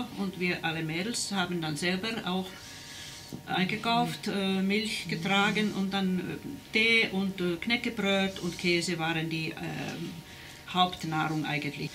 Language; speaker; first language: German; non-native, fluent; Finnish